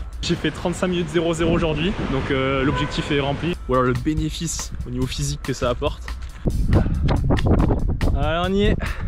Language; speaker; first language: French; native; French